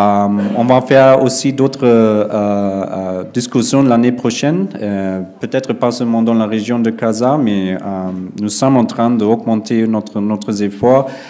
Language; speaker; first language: French; non-native, fluent; German